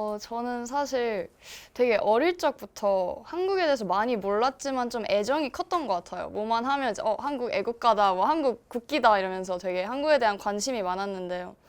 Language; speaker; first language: Korean; early bilingual, heritage; Korean